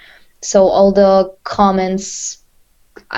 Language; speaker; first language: English; non-native, fluent; Russian